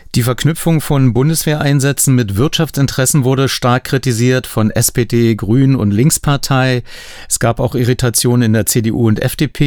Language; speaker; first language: German; native; German